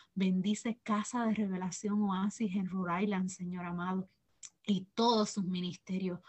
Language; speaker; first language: Spanish; native; Spanish